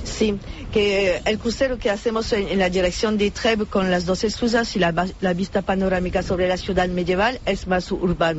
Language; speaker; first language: Spanish; non-native, fluent; French